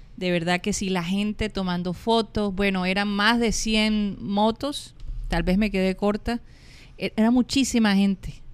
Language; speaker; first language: Spanish; native; Spanish